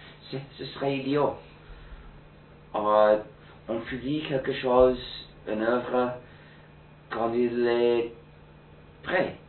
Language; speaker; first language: French; non-native, fluent; English